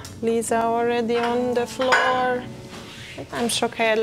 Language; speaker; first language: English; non-native, fluent; Hungarian